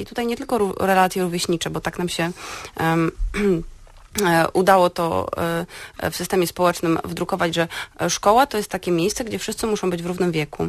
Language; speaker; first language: Polish; native; Polish